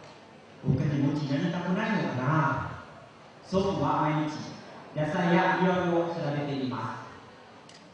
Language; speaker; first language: Japanese; non-native, learner; Lao